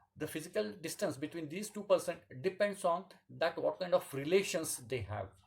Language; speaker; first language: English; non-native, local second language; Marathi